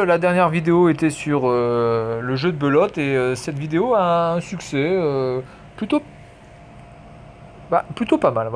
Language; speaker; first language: French; native; French